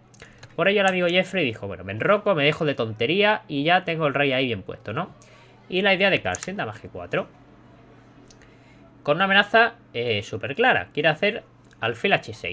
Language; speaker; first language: Spanish; native; Spanish